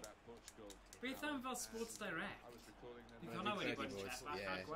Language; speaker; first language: Welsh; native; Welsh